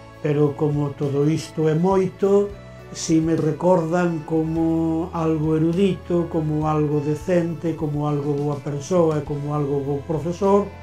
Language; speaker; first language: Galician; non-native, local second language; Spanish